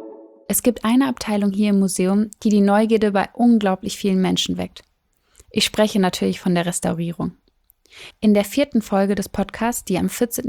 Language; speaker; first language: German; native; German